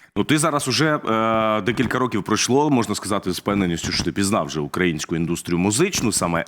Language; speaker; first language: Ukrainian; native; Ukrainian